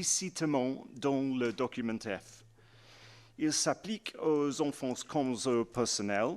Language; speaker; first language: French; non-native, learner; English